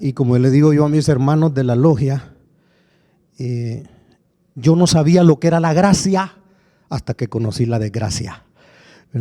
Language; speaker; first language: Spanish; native; Spanish